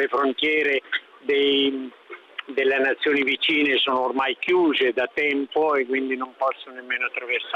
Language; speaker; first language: Italian; non-native, fluent; Swahili